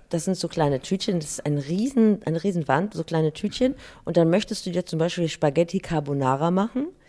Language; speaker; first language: German; native; German